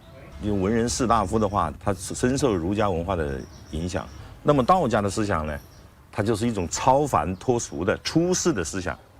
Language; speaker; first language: Chinese; native; Chinese